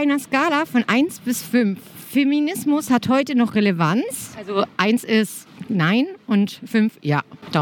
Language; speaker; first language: German; native; German